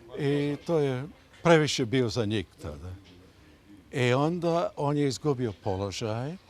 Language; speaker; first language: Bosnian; early bilingual, heritage; Bosnian